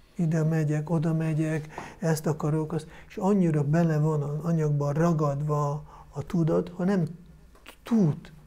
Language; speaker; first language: Hungarian; non-native, fluent; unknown